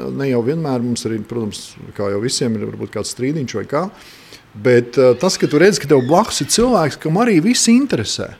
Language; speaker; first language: Latvian; native; Latvian